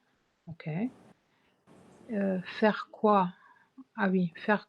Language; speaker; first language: French; non-native, fluent; English